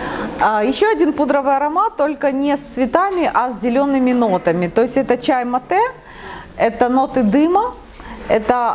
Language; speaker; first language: Russian; native; Russian